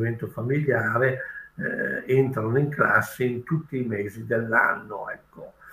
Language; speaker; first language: Italian; native; Italian